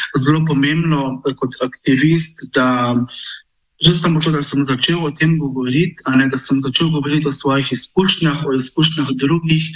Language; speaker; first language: Slovenian; non-native, local second language; Romany